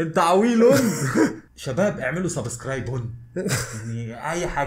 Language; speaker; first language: Arabic; native; Arabic